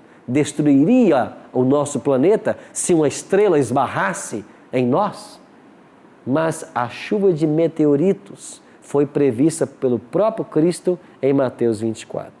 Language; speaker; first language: Portuguese; native; Portuguese